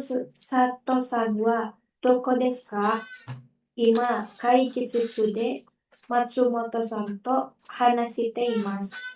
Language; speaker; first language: Japanese; non-native, learner; Indonesian